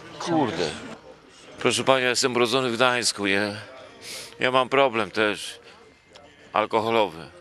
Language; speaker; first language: Polish; native; Polish